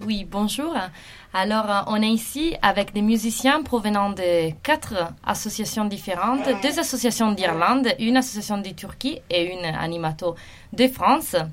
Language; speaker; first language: French; non-native, fluent; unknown